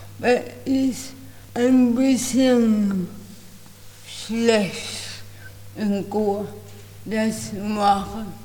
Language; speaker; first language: German; non-native, learner; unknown